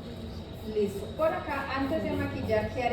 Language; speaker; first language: Spanish; native; Spanish